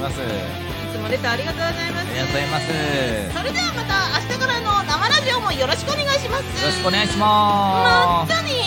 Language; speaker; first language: Japanese; native; Japanese